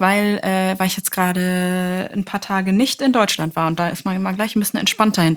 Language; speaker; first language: German; native; German